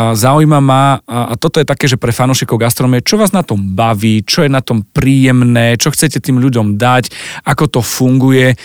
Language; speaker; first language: Slovak; native; Slovak